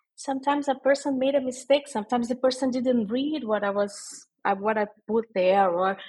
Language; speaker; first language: English; non-native, fluent; Portuguese